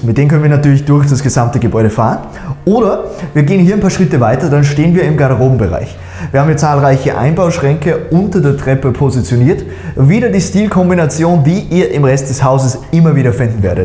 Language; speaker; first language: German; native; German